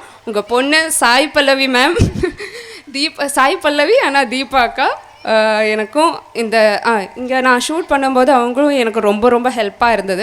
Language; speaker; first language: Tamil; non-native, learner; Malayalam